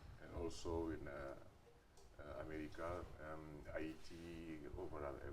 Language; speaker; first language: English; non-native, learner; Wolof